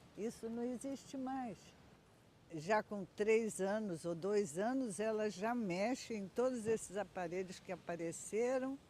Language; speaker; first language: Portuguese; native; Portuguese